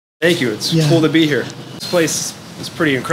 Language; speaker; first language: English; native; English